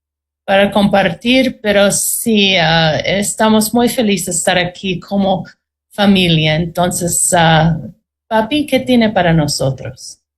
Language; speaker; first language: Spanish; non-native, fluent; English